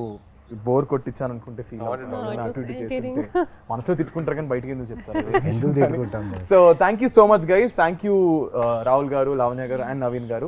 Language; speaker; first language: Telugu; native; Telugu